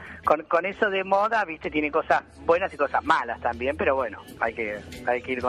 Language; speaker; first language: Spanish; native; Spanish